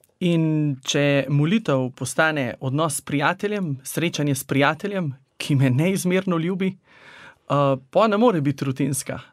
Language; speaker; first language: Slovenian; native; Slovenian